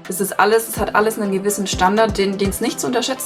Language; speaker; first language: German; native; German